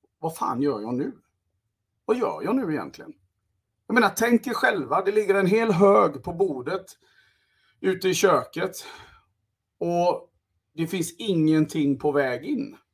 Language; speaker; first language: Swedish; early bilingual, other home language; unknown